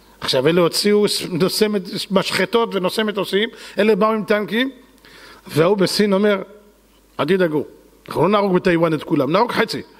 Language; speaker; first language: Hebrew; native; Hebrew